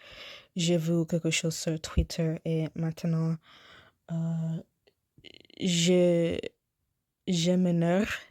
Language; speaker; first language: French; non-native, learner; English